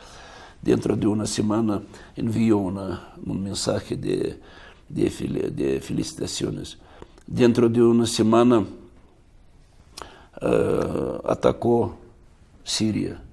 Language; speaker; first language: Spanish; non-native, fluent; Russian